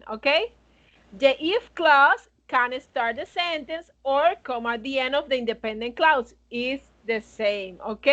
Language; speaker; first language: English; non-native, fluent; Spanish